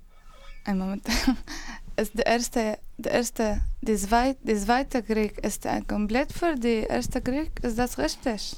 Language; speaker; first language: German; non-native, learner; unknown